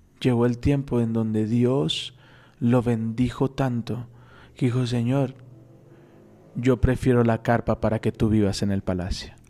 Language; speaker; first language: Spanish; native; Spanish